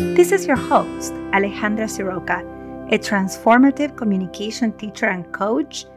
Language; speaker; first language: English; non-native, fluent; Spanish